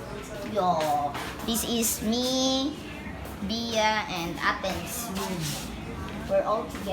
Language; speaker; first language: English; non-native, local second language; Cebuano